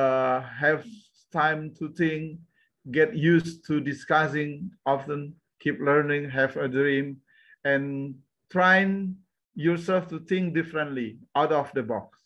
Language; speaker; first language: English; non-native, learner; Indonesian